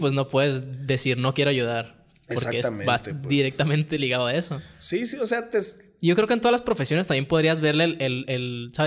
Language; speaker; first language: Spanish; native; Spanish